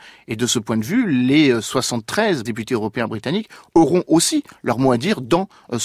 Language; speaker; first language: French; native; French